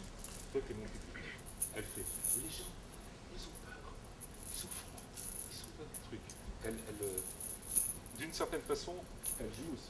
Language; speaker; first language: French; native; French